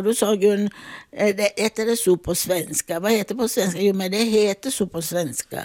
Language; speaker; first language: Swedish; non-native, fluent; Italian